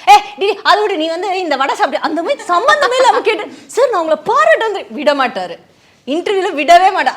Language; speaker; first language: Tamil; native; Tamil